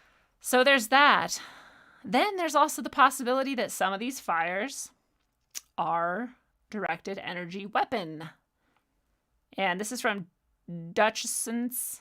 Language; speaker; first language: English; native; English